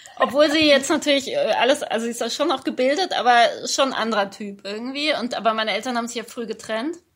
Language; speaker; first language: German; early bilingual, other home language; Persian